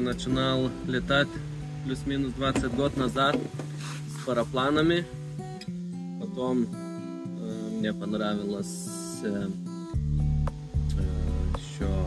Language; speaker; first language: Russian; non-native, fluent; Lithuanian